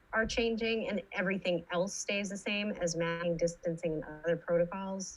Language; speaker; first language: English; native; English